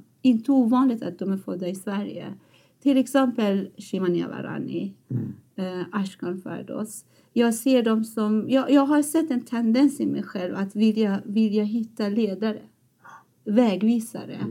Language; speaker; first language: Swedish; non-native, fluent; Persian